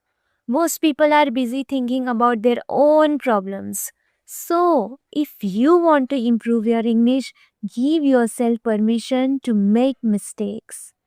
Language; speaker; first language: English; non-native, fluent; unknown